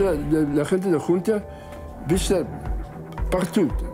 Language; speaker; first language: Spanish; non-native, learner; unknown